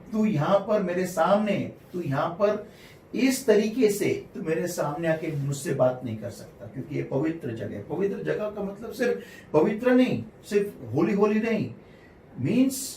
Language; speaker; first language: Hindi; non-native, local second language; Marathi